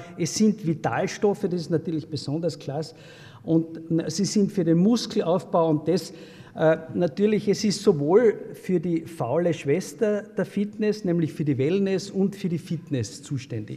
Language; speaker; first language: German; native; German